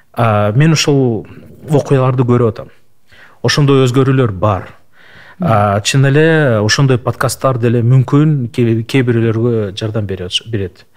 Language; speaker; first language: Kyrgyz; non-native, local second language; Russian